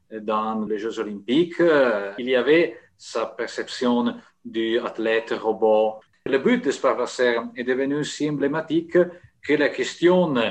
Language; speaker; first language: French; non-native, fluent; Italian